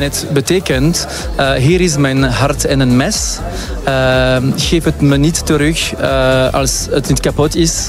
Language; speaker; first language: Dutch; non-native, local second language; French